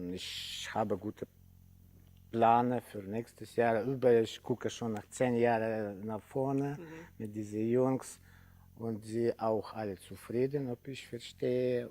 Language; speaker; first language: German; non-native, learner; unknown